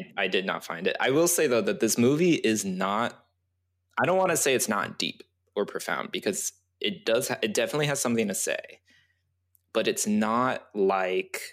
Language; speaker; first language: English; early bilingual, other home language; Chinese